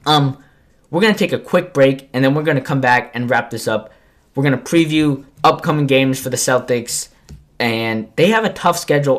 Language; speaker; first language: English; native; English